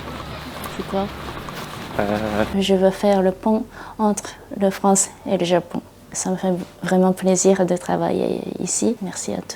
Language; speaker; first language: French; non-native, learner; Japanese